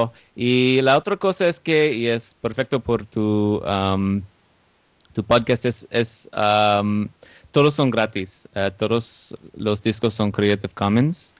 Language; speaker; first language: Spanish; non-native, learner; English